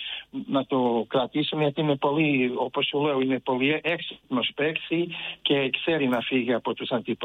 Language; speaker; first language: Greek; non-native, fluent; Portuguese